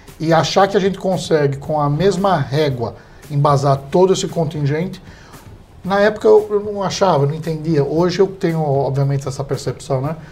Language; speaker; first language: Portuguese; early bilingual, heritage; English